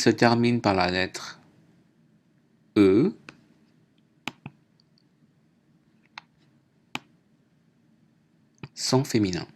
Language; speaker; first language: French; native; French